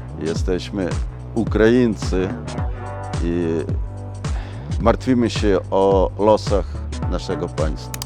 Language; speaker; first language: Polish; non-native, learner; Ukrainian